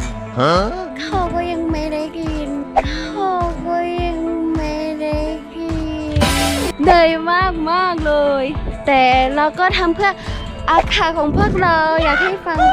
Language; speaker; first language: Thai; non-native, local second language; Akha